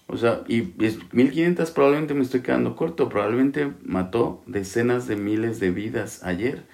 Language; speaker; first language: Spanish; native; Spanish